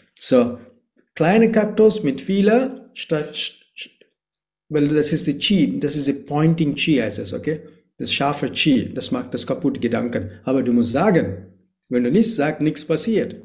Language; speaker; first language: German; non-native, fluent; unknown